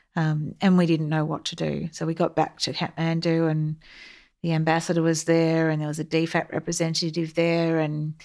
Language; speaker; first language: English; native; English